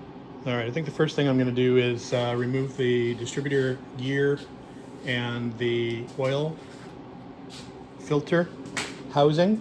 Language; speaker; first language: English; native; English